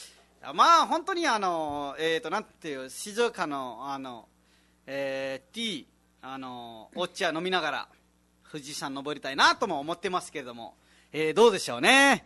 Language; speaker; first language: Japanese; non-native, fluent; Nepali